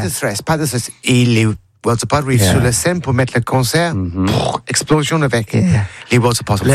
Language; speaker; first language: French; non-native, learner; English